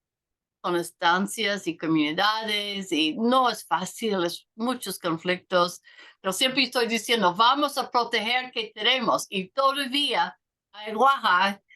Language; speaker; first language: Spanish; non-native, learner; English